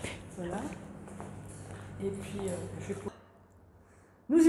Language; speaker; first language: French; native; French